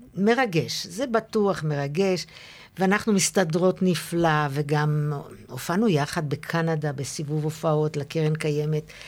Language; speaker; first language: Hebrew; native; Hebrew